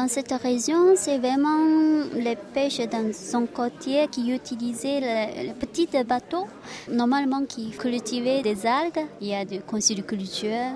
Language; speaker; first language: French; non-native, learner; Japanese